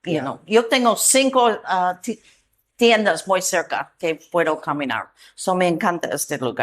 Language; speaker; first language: Spanish; non-native, learner; English